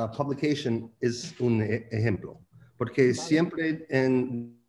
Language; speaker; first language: Spanish; non-native, learner; English